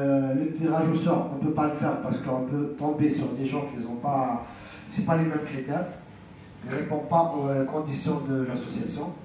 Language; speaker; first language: French; non-native, local second language; Arabic